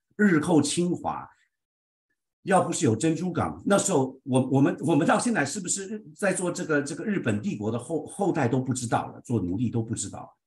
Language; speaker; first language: Chinese; early bilingual, heritage; Chinese